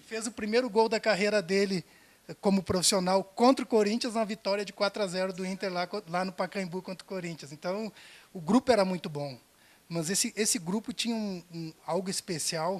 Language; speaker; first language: Portuguese; native; Portuguese